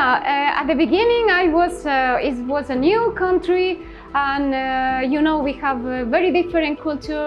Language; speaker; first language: English; non-native, learner; Spanish